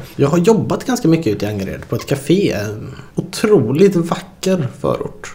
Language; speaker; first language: Swedish; native; Swedish